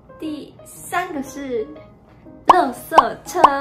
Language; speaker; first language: Chinese; non-native, learner; Korean